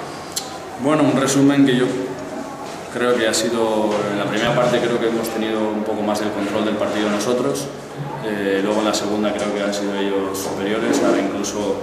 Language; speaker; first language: Spanish; native; Spanish